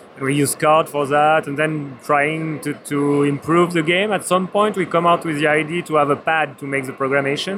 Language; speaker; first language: English; non-native, fluent; French